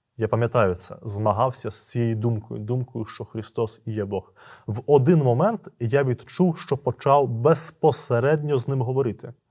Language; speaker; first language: Ukrainian; native; Ukrainian